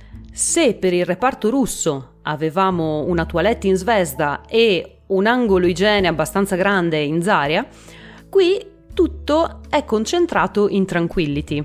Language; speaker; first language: Italian; native; Italian